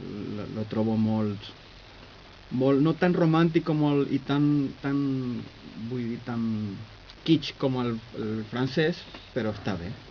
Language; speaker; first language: Catalan; non-native, fluent; Spanish